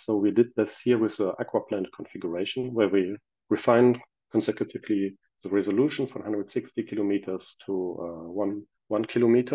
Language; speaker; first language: English; non-native, fluent; German